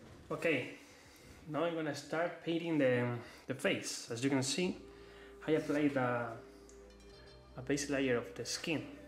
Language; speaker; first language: English; non-native, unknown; Spanish